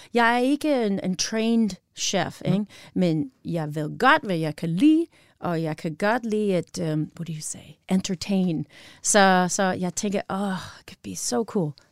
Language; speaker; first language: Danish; non-native, learner; English